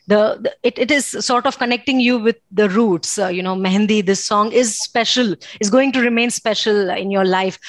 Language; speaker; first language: English; non-native, local second language; Gujarati